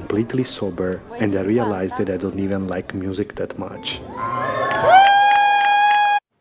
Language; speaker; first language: English; non-native, fluent; Italian